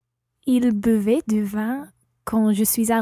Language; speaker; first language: French; non-native, learner; English